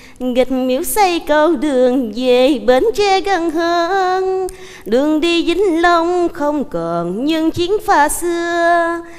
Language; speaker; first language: Vietnamese; native; Vietnamese